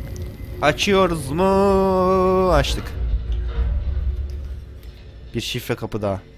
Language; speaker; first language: Turkish; native; Turkish